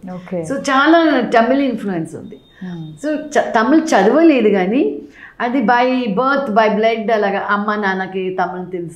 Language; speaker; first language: Telugu; non-native, local second language; Malayalam